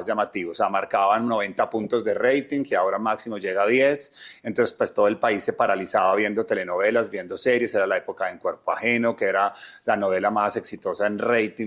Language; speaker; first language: Spanish; native; Spanish